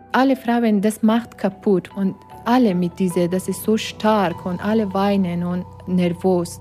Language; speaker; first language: German; non-native, learner; Persian